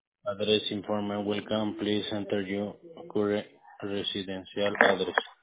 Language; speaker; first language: English; non-native, learner; Spanish